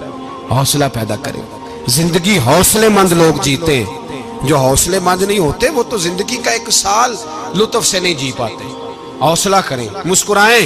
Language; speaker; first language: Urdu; non-native, local second language; Punjabi